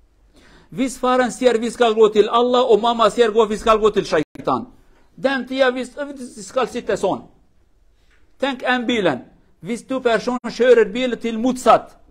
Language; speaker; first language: Swedish; non-native, learner; Kurdish